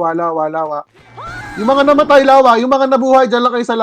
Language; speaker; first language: Filipino; native; Filipino